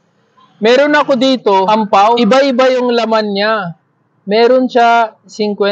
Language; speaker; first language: Filipino; non-native, learner; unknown